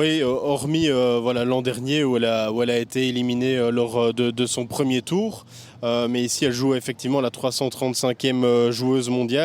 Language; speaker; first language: French; native; French